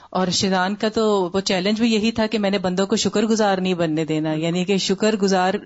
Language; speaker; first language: Urdu; native; Urdu